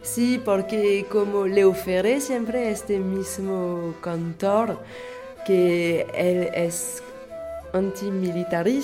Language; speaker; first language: Spanish; non-native, learner; French